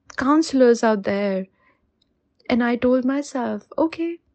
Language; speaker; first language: English; non-native, local second language; Hindi